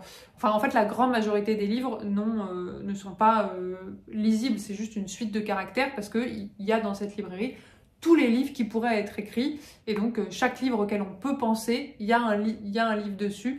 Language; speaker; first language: French; native; French